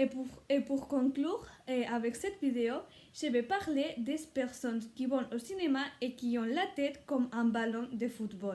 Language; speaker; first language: French; non-native, learner; Spanish